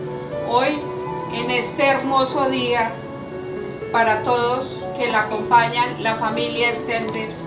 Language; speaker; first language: Spanish; native; Spanish